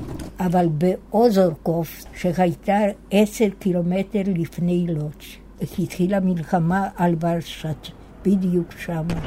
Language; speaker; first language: Hebrew; non-native, fluent; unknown